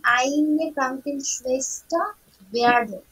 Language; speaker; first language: German; non-native, learner; Bangla